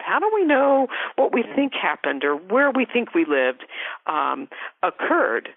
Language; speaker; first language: English; native; English